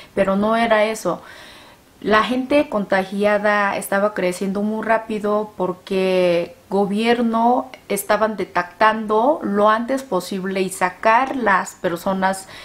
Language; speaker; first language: Spanish; non-native, fluent; Korean